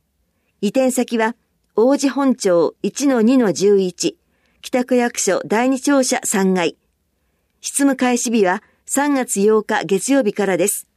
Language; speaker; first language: Japanese; native; Japanese